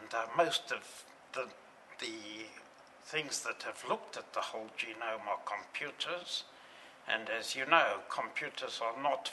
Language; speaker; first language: English; native; English